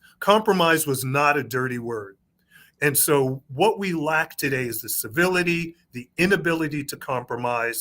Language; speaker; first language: English; native; English